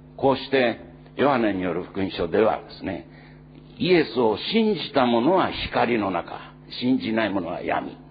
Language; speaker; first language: Japanese; native; Japanese